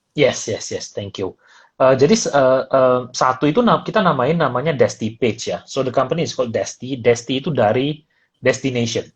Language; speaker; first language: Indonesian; native; Indonesian